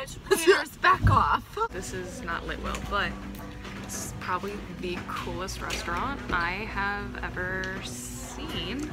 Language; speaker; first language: English; native; English